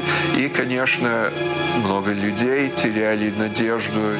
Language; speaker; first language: Russian; early bilingual, heritage; Russian